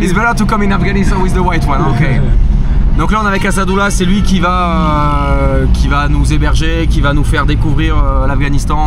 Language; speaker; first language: French; native; French